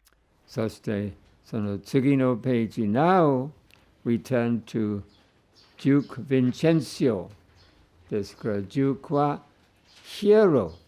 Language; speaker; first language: Japanese; non-native, fluent; English